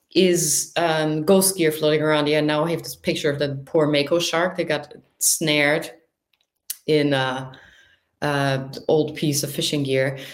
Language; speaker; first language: English; non-native, fluent; German